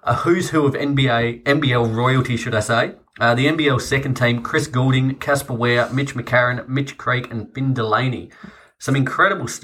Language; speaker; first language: English; native; English